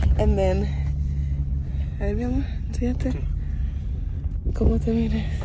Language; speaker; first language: Spanish; early bilingual, heritage; Spanish